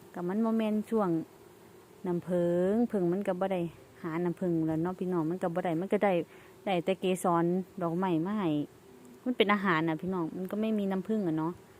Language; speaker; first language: Thai; native; Thai